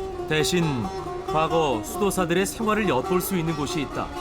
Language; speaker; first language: Korean; native; Korean